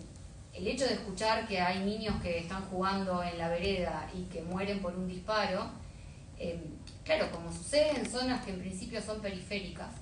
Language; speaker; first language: Spanish; native; Spanish